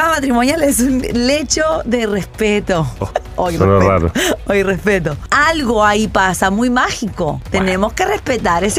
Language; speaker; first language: Spanish; native; Spanish